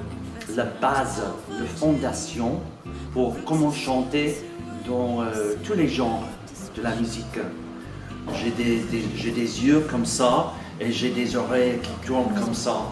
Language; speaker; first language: French; non-native, fluent; English